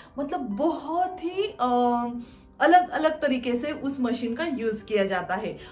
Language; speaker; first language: Hindi; non-native, local second language; Marathi